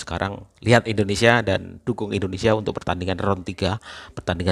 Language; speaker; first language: Indonesian; native; Indonesian